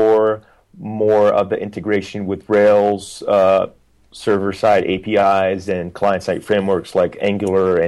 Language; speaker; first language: English; non-native, fluent; Portuguese